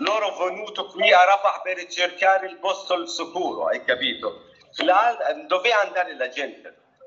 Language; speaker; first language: Italian; non-native, learner; Arabic